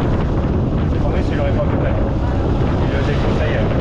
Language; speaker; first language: French; native; French